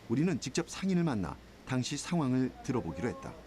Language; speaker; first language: Korean; native; Korean